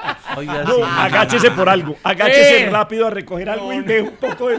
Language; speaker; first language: Spanish; native; Spanish